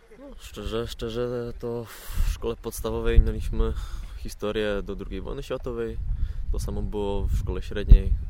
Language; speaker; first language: Polish; early bilingual, heritage; Polish